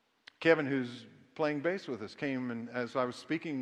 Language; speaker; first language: English; native; English